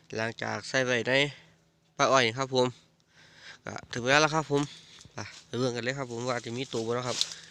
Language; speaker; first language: Thai; native; Thai